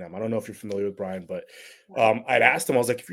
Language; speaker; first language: English; native; English